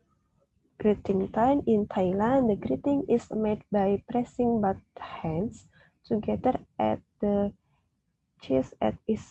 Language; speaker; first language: English; non-native, learner; Indonesian